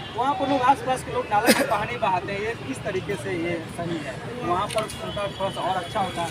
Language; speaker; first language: Hindi; native; Hindi